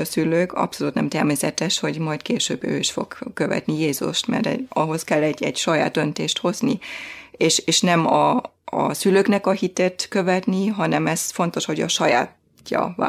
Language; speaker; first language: Hungarian; non-native, fluent; German